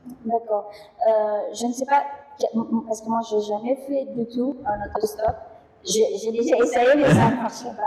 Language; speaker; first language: French; non-native, fluent; Indonesian